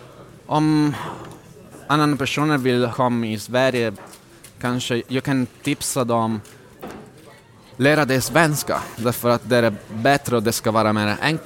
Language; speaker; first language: Swedish; non-native, learner; Italian